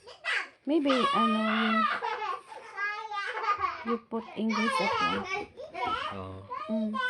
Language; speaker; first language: English; non-native, learner; Filipino